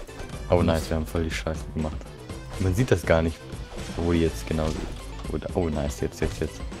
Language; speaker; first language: German; native; German